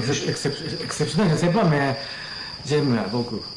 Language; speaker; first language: French; non-native, learner; Japanese